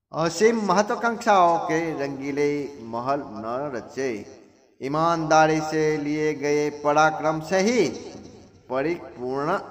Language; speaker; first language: Hindi; non-native, local second language; Gujarati